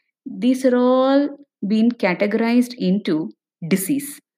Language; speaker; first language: English; non-native, local second language; Tamil